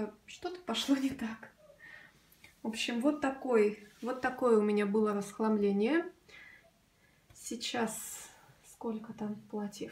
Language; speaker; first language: Russian; native; Russian